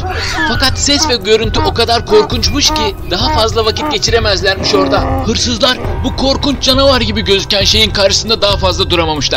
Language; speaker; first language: Turkish; native; Turkish